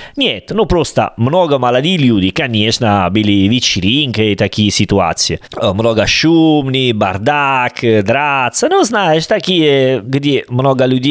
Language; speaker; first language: Russian; non-native, learner; Italian